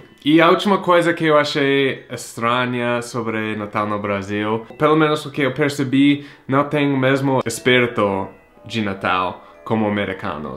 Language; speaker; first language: Portuguese; non-native, fluent; English